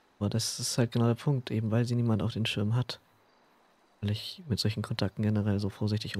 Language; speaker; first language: German; native; German